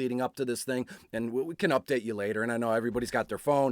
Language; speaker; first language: English; native; English